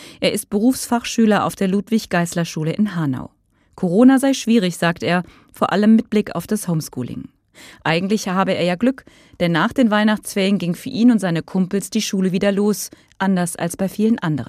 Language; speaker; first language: German; native; German